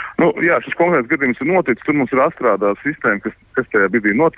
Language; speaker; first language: Latvian; native; Latvian